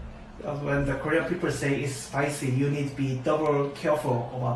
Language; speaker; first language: English; non-native, learner; Korean